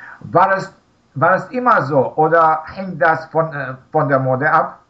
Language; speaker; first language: German; non-native, learner; Russian